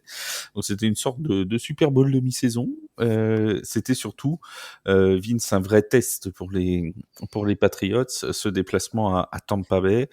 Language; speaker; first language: French; native; French